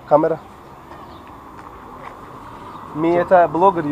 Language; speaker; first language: Russian; non-native, learner; Turkish